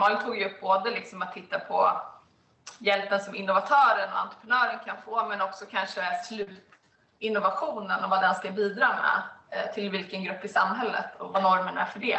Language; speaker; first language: Swedish; native; Swedish